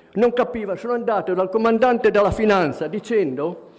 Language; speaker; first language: Italian; native; Italian